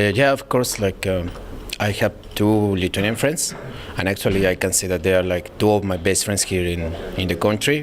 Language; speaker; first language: English; non-native, fluent; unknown